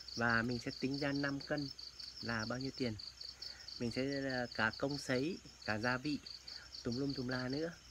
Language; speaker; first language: Vietnamese; non-native, local second language; Tày